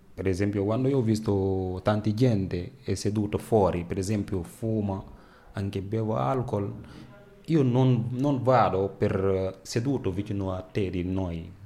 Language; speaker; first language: Italian; non-native, learner; Wolof